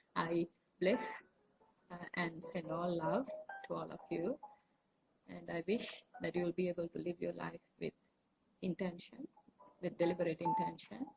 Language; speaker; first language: English; non-native, local second language; Sinhala